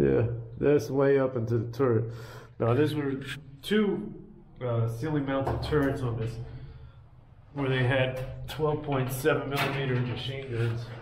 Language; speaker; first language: English; native; English